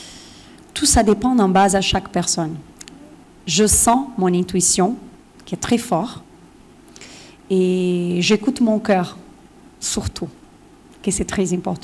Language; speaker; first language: French; non-native, fluent; Portuguese